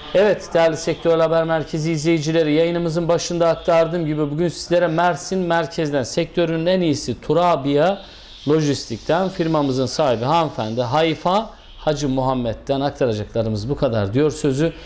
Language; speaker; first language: Turkish; native; Turkish